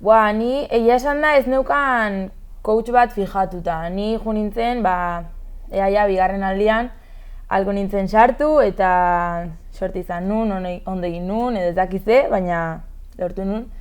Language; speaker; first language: Basque; non-native, local second language; Spanish